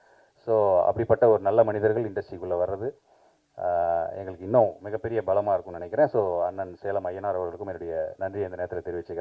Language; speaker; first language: Tamil; native; Tamil